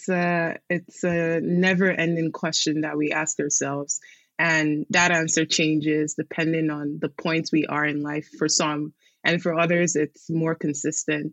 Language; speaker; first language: English; non-native, local second language; Igbo